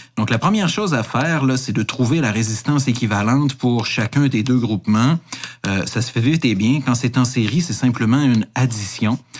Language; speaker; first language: French; native; French